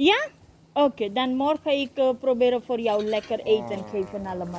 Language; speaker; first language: Dutch; non-native, learner; Hindi